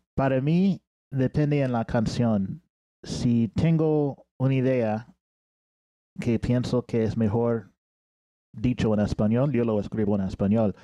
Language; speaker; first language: Spanish; non-native, fluent; English